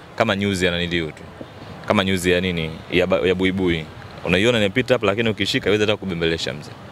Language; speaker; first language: Swahili; native; Swahili